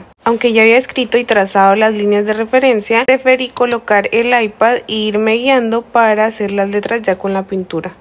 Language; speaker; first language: Spanish; native; Spanish